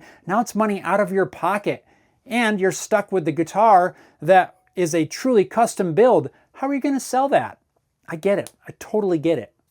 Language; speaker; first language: English; native; English